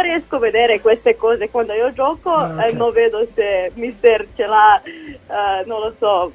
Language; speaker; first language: Italian; non-native, learner; Slovenian